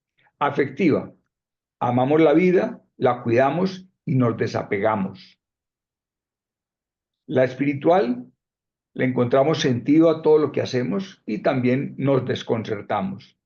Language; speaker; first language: Spanish; native; Spanish